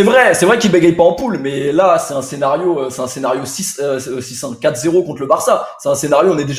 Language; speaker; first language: French; native; French